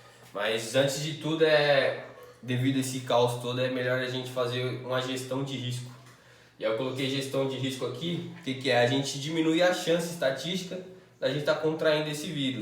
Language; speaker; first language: Portuguese; native; Portuguese